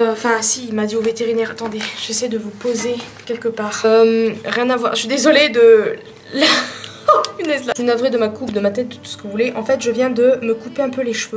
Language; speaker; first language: French; native; French